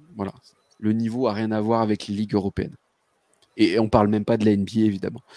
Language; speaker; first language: French; native; French